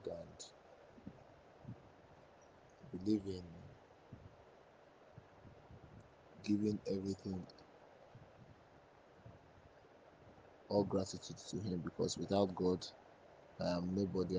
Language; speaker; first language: English; non-native, local second language; Igbo